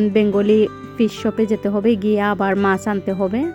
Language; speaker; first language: Bangla; non-native, local second language; Sylheti